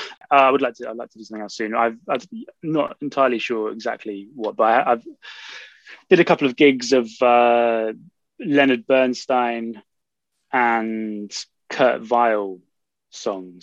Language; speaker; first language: English; native; English